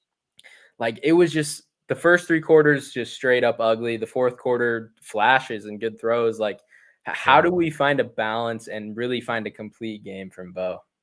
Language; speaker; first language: English; native; English